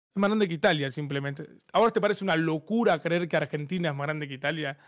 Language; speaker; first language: Spanish; native; Spanish